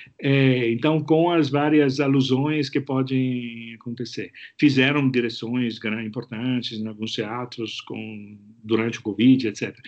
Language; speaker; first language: Portuguese; non-native, fluent; Italian